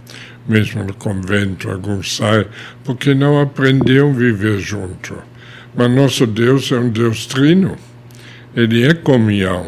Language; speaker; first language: Portuguese; non-native, fluent; German